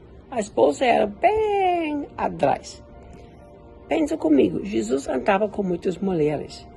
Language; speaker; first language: Portuguese; non-native, fluent; German